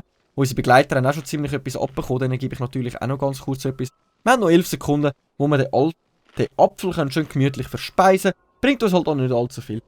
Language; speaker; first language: German; native; German